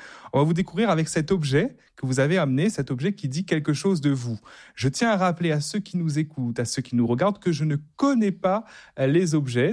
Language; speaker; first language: French; native; French